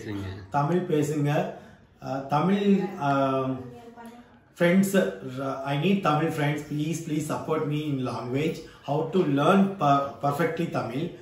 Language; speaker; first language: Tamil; non-native, learner; Telugu